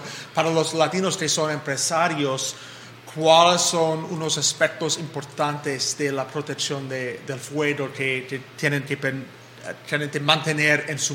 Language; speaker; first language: Spanish; non-native, fluent; English